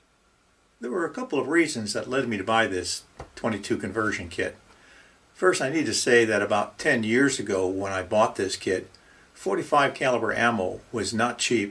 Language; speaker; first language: English; native; English